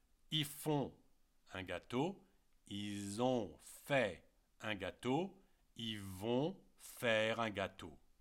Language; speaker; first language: French; native; French